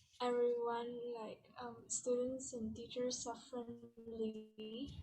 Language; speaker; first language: English; non-native, learner; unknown